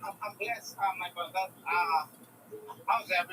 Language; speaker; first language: English; native; English